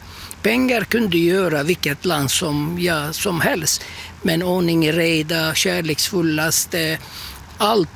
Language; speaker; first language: Swedish; non-native, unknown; Turkish